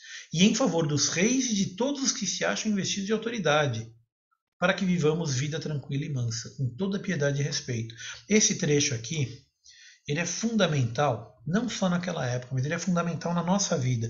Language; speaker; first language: Portuguese; native; Portuguese